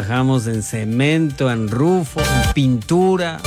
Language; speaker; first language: Spanish; non-native, local second language; Quechua